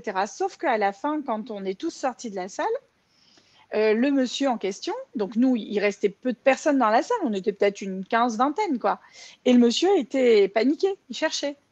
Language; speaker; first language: French; native; French